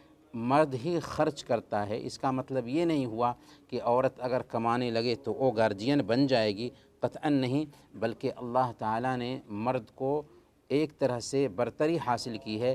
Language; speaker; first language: Urdu; native; Urdu